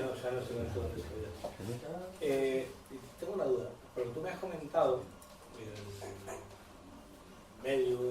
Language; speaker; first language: Spanish; native; Spanish